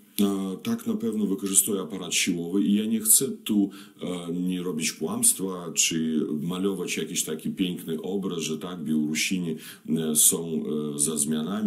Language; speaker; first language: Polish; non-native, fluent; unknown